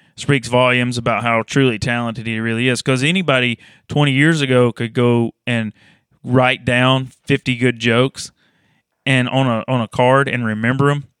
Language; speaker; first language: English; native; English